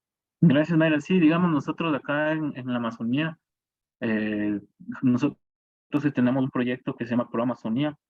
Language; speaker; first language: Spanish; native; Spanish